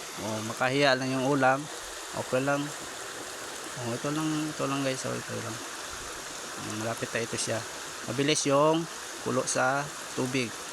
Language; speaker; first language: Filipino; non-native, local second language; Cebuano